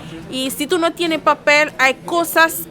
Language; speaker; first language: Spanish; non-native, learner; Haitian Creole